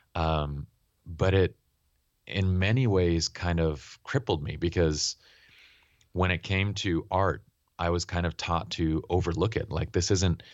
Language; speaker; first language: English; native; English